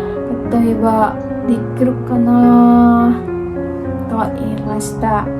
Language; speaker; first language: Japanese; non-native, learner; Indonesian